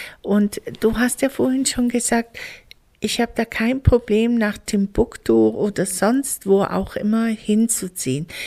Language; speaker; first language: German; native; German